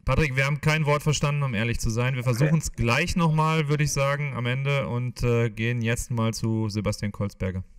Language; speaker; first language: German; native; German